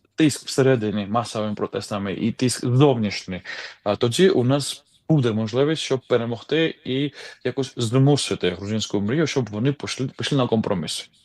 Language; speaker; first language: Ukrainian; non-native, fluent; Georgian